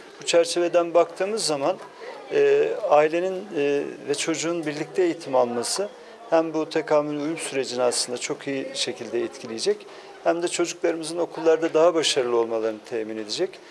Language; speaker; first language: Turkish; native; Turkish